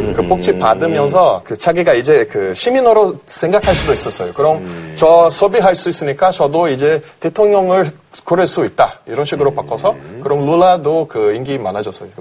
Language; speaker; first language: Korean; non-native, fluent; Portuguese